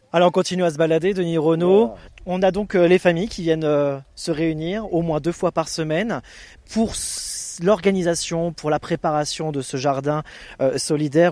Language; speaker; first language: French; native; French